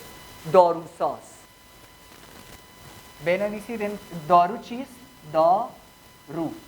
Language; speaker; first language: Persian; non-native, fluent; Urdu